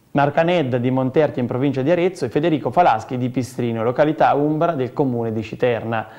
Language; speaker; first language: Italian; native; Italian